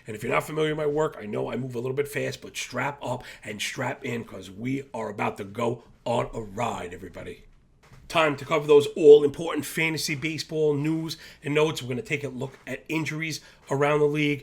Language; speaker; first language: English; native; English